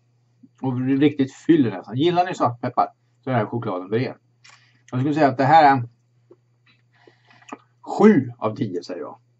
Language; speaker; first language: Swedish; native; Swedish